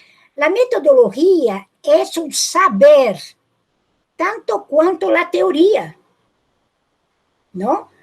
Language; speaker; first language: Spanish; non-native, fluent; Portuguese